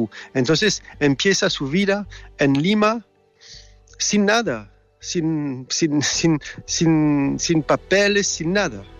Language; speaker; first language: Spanish; non-native, fluent; French